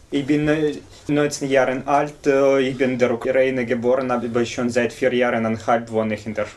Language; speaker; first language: German; non-native, fluent; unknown